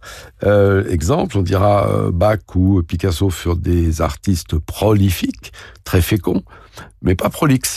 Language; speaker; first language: French; native; French